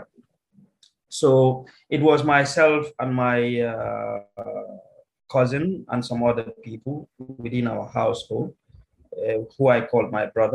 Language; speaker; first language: English; non-native, local second language; Wolof